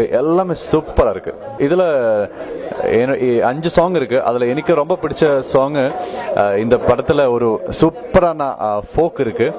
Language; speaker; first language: Tamil; non-native, learner; Malayalam